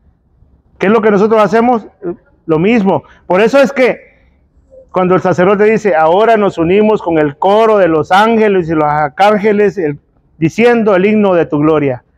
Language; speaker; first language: Spanish; native; Spanish